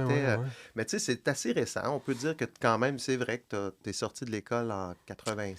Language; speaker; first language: French; native; French